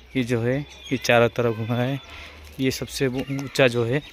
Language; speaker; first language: Hindi; non-native, local second language; Odia